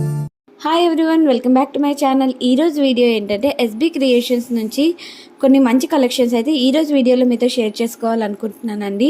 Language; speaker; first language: Telugu; native; Telugu